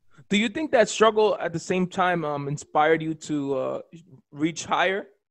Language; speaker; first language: English; early bilingual, other home language; Spanish